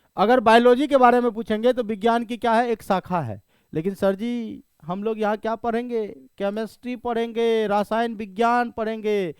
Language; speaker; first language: Hindi; native; Hindi